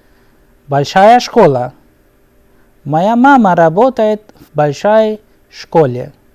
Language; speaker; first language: Russian; non-native, fluent; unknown